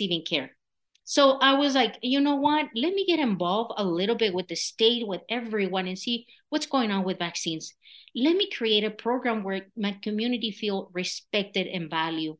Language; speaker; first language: English; non-native, fluent; Spanish